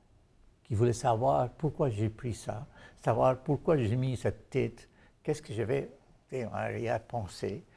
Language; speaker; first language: French; non-native, fluent; Bangla